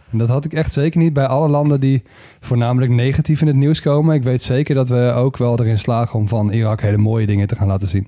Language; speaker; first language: Dutch; native; Dutch